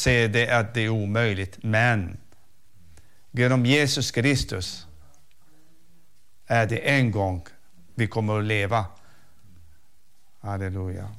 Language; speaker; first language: Swedish; non-native, fluent; Arabic